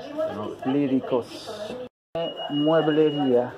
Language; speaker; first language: Spanish; non-native, fluent; Italian